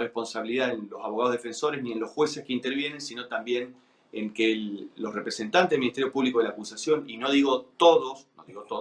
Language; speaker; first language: Spanish; native; Spanish